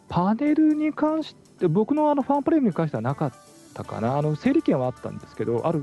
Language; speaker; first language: Japanese; native; Japanese